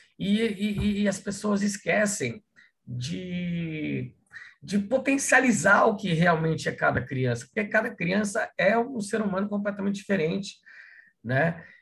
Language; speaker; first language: Portuguese; native; Portuguese